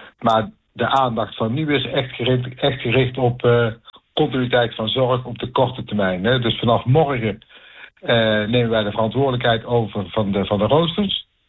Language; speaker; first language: Dutch; native; Dutch